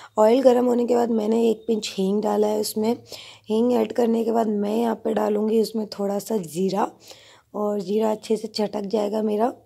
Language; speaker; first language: Hindi; native; Hindi